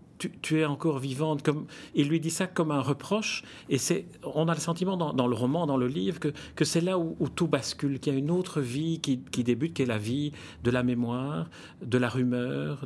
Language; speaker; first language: French; native; French